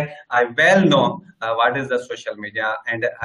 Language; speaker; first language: English; non-native, learner; Sindhi